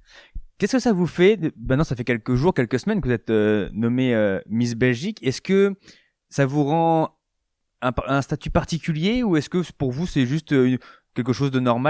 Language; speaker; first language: French; native; French